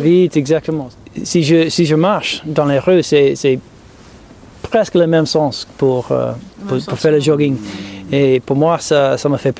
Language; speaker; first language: French; non-native, fluent; English